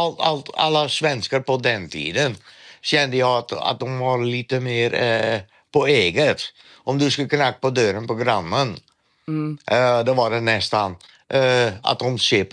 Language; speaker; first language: Swedish; non-native, learner; Dutch